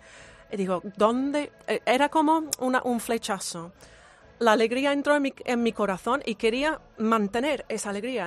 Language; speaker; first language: Spanish; non-native, fluent; English